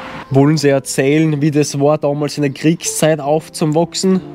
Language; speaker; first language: German; native; German